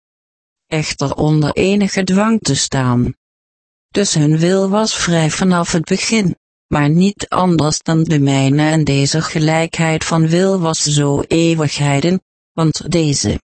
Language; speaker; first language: Dutch; native; Dutch